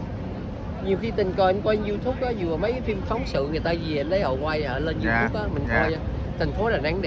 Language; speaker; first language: Vietnamese; native; Vietnamese